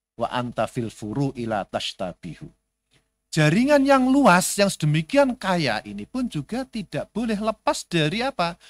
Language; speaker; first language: Indonesian; native; Indonesian